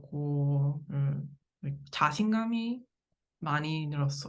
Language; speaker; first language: Korean; non-native, learner; English